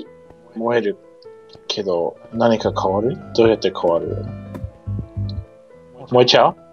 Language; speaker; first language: Japanese; non-native, fluent; English